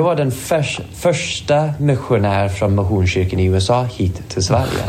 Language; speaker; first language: Swedish; non-native, fluent; English